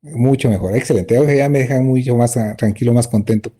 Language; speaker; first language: Spanish; native; Spanish